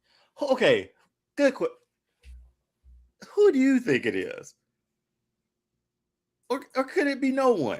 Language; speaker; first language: English; native; English